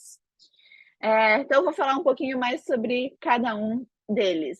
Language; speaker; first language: Portuguese; native; Portuguese